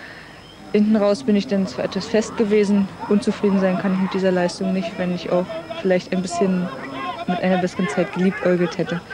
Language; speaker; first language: German; native; German